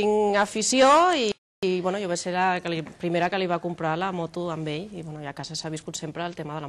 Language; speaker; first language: Catalan; native; Catalan